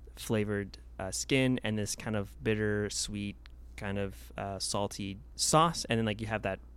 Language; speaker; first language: English; native; English